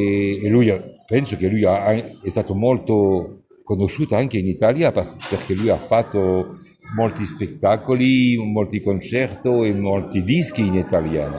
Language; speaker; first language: Italian; non-native, fluent; French